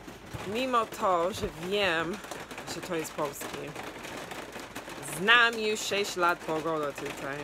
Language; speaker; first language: Polish; non-native, fluent; English